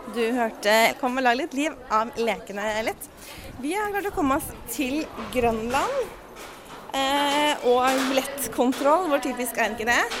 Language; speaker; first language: Norwegian; native; Norwegian